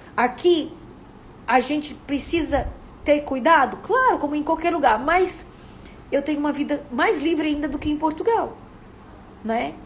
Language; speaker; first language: Portuguese; native; Portuguese